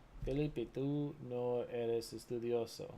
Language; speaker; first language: Spanish; non-native, learner; English